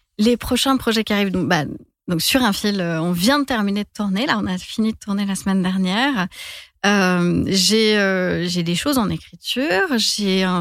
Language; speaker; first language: French; native; French